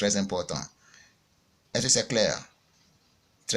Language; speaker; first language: French; non-native, fluent; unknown